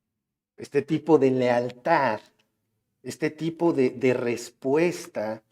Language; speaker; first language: Spanish; native; Spanish